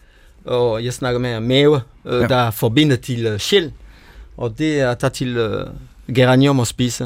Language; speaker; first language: Danish; non-native, fluent; French